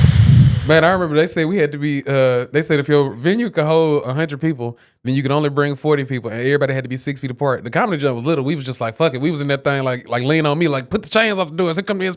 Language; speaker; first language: English; native; English